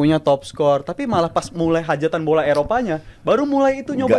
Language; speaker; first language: Indonesian; native; Indonesian